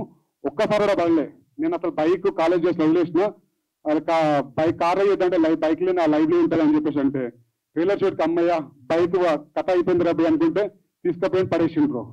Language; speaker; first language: Telugu; native; Telugu